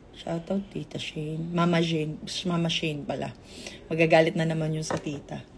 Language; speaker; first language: Filipino; native; Filipino